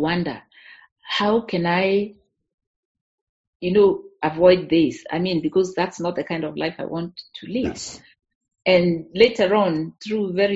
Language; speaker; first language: English; non-native, local second language; Meru